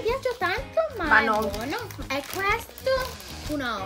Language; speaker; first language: Italian; non-native, learner; English